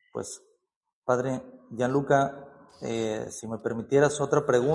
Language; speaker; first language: Spanish; native; Spanish